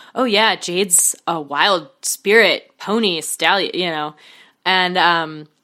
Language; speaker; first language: English; native; English